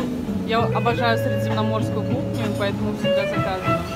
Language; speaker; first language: Russian; native; Russian